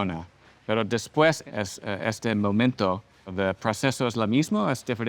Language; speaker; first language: Spanish; non-native, learner; English